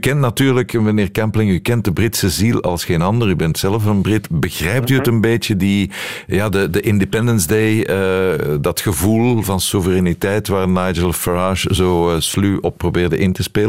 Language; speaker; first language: Dutch; native; Dutch